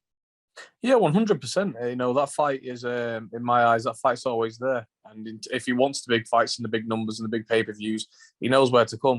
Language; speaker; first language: English; native; English